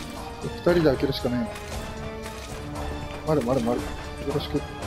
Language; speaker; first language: Japanese; native; Japanese